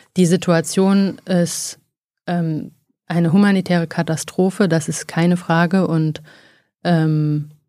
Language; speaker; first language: German; native; German